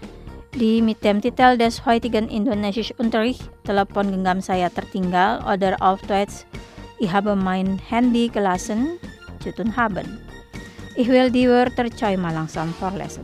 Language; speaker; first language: German; non-native, fluent; Indonesian